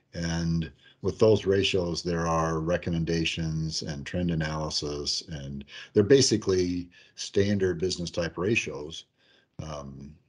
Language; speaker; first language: English; native; English